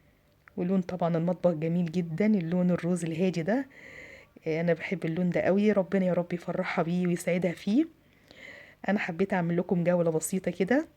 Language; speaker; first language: Arabic; native; Arabic